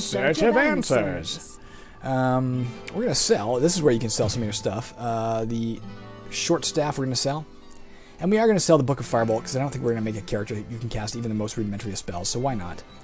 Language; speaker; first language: English; native; English